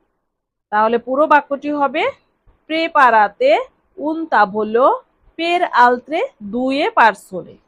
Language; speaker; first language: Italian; non-native, fluent; Bangla